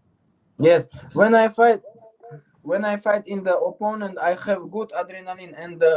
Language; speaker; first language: English; non-native, learner; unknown